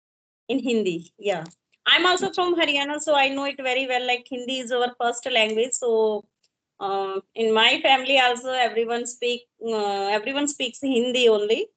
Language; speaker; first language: English; non-native, local second language; Hindi